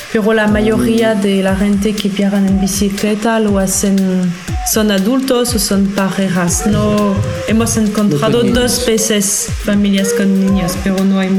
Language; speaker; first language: Spanish; non-native, fluent; French